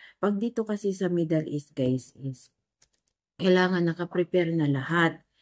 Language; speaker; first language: Filipino; non-native, local second language; Maguindanaon